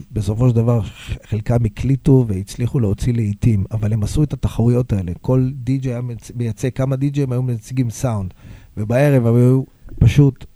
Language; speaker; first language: Hebrew; native; Hebrew